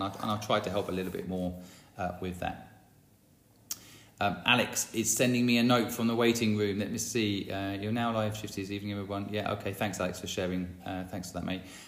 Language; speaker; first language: English; native; English